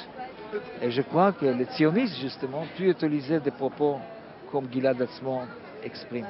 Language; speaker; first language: French; non-native, fluent; Hebrew